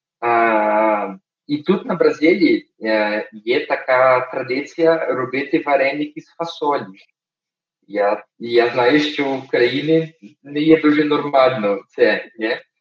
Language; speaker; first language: Ukrainian; early bilingual, heritage; Portuguese